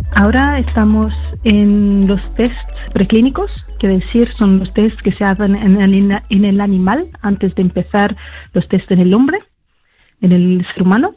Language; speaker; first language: Spanish; non-native, fluent; French